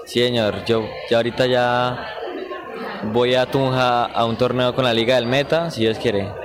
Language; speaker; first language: Spanish; native; Spanish